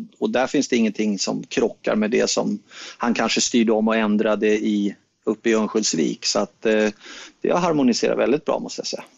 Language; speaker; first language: Swedish; native; Swedish